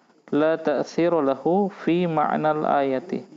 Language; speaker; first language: Arabic; non-native, fluent; Indonesian